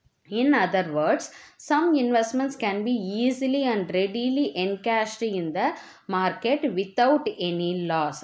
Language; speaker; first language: English; non-native, local second language; Tamil